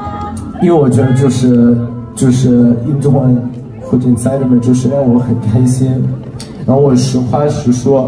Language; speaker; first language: Chinese; non-native, fluent; Thai